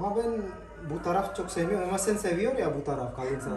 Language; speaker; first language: Turkish; non-native, learner; Indonesian